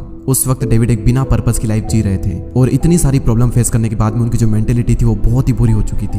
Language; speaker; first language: Hindi; native; Hindi